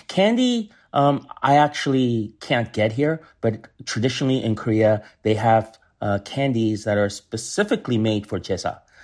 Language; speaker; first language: English; early bilingual, other home language; Korean